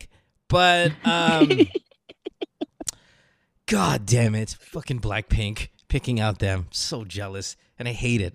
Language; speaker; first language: English; non-native, local second language; Filipino